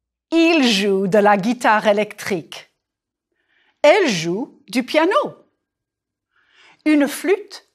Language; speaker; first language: French; non-native, fluent; English